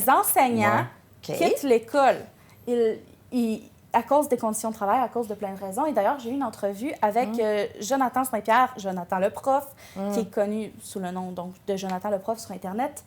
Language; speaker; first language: French; native; French